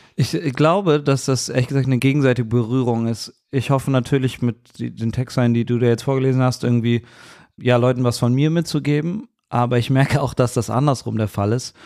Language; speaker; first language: German; native; German